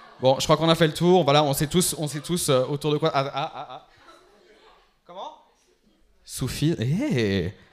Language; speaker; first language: French; early bilingual, other home language; Albanian